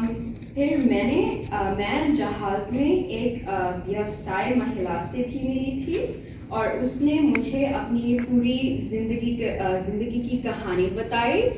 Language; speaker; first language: Hindi; non-native, learner; Bangla